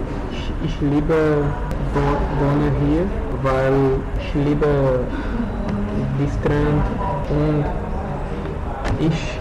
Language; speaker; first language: German; non-native, learner; Portuguese